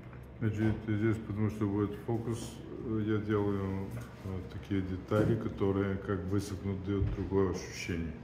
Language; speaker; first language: Russian; non-native, learner; Bulgarian